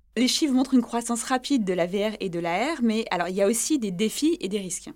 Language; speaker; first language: French; native; French